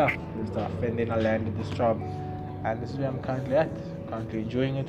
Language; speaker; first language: English; non-native, local second language; Xhosa